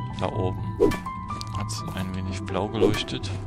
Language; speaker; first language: German; native; German